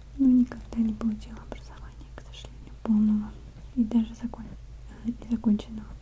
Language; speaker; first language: Russian; native; Russian